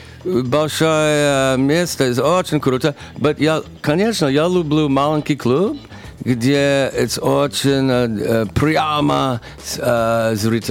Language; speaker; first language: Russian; non-native, learner; English